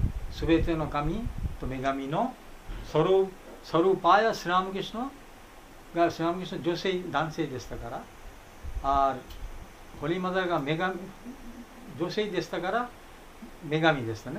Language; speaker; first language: Japanese; non-native, fluent; Bangla